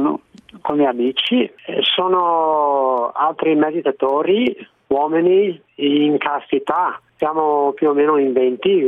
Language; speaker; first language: Italian; non-native, learner; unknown